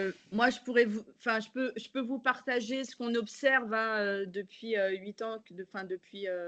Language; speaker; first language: French; native; French